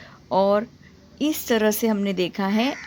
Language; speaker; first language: Hindi; native; Hindi